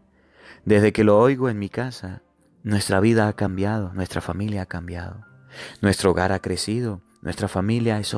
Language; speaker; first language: Spanish; native; Spanish